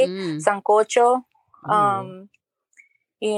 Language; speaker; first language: English; native; English